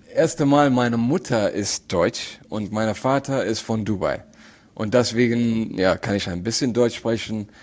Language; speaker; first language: German; early bilingual, other home language; English